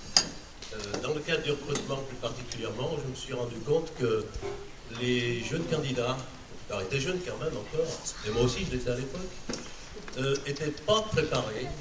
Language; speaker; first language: French; native; French